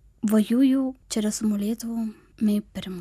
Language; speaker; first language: Ukrainian; non-native, learner; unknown